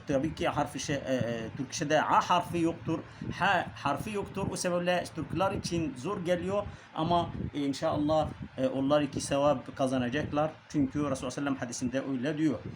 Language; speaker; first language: Turkish; non-native, learner; Arabic